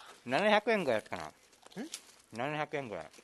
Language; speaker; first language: Japanese; native; Japanese